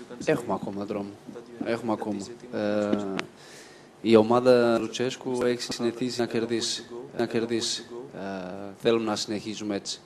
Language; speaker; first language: Greek; non-native, fluent; Portuguese